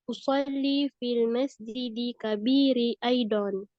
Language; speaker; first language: Arabic; non-native, learner; Indonesian